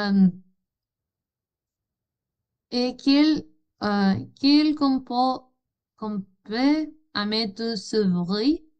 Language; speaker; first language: French; non-native, learner; Spanish